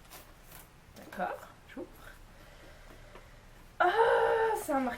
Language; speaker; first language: French; native; French